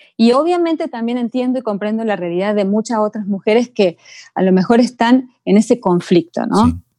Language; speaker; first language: Spanish; native; Spanish